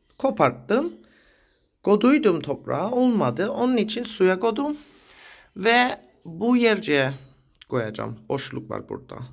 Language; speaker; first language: Turkish; native; Turkish